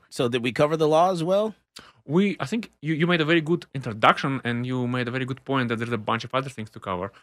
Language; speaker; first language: English; non-native, fluent; Ukrainian